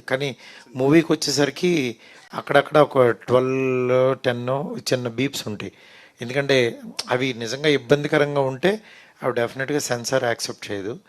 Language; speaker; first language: Telugu; native; Telugu